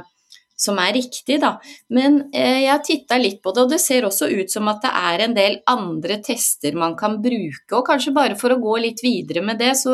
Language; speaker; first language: Norwegian; native; Norwegian